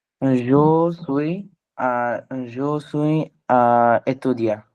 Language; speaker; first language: French; non-native, learner; Bangla